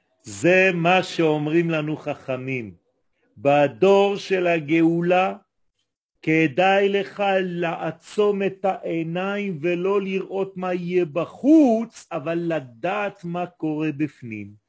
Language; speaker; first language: Hebrew; non-native, fluent; French